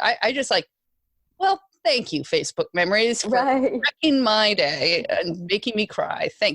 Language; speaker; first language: English; native; English